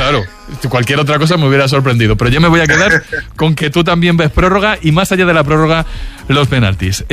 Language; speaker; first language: Spanish; native; Spanish